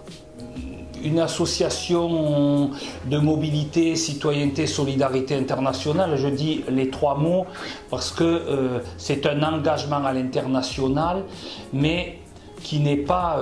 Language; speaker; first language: French; native; French